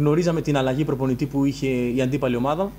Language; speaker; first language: Greek; native; Greek